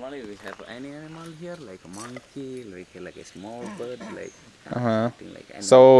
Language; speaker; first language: English; non-native, learner; Indonesian